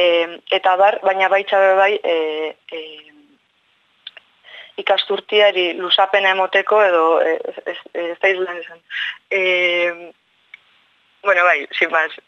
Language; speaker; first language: Basque; native; Basque